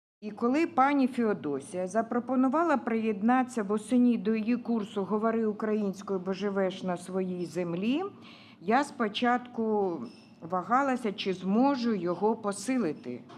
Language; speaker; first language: Ukrainian; non-native, local second language; Russian